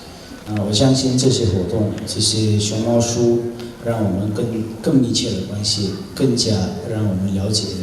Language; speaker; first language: Chinese; non-native, fluent; Nepali